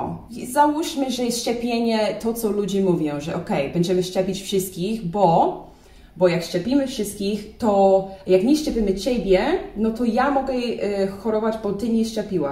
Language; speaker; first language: Polish; non-native, learner; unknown